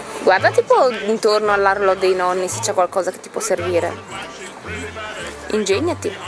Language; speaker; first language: Italian; native; Italian